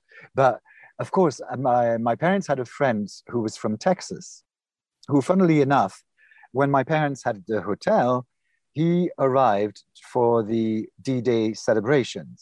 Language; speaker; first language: English; non-native, fluent; French